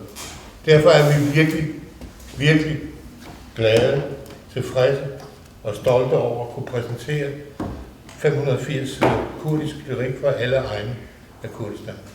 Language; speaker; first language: Danish; native; Danish